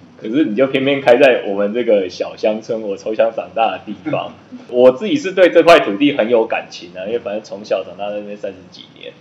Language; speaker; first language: Chinese; native; Chinese